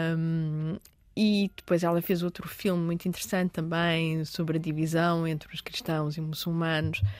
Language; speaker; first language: Portuguese; early bilingual, other home language; Arabic